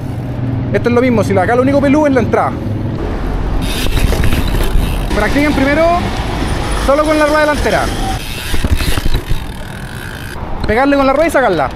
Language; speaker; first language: Spanish; native; Spanish